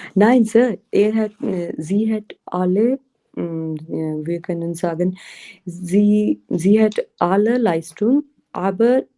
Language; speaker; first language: German; non-native, learner; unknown